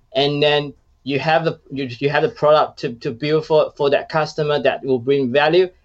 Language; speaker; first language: English; non-native, fluent; Chinese